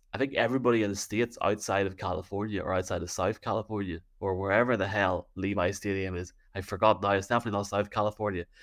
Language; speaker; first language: English; native; English